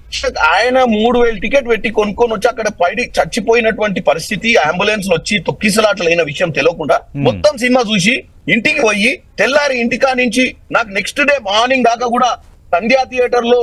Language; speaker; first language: Telugu; native; Telugu